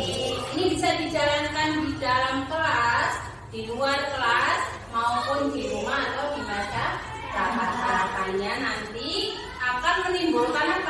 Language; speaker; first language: Indonesian; native; Indonesian